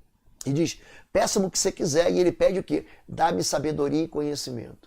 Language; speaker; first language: Portuguese; native; Portuguese